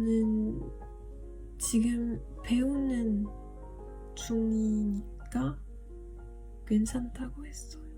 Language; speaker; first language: Korean; non-native, learner; French